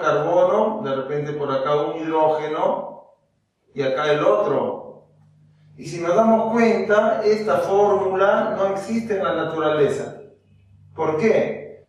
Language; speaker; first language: Spanish; native; Spanish